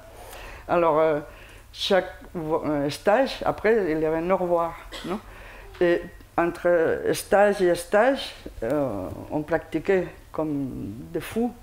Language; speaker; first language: French; non-native, fluent; Spanish